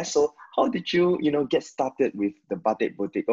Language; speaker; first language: English; non-native, local second language; Chinese